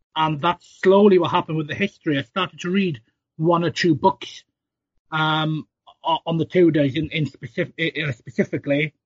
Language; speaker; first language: English; native; English